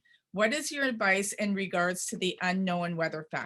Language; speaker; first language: English; native; English